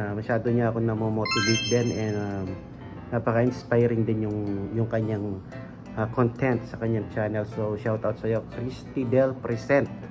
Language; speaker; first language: Filipino; non-native, local second language; Pampanga